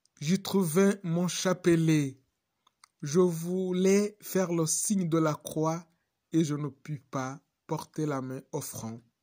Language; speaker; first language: French; non-native, local second language; Kinyarwanda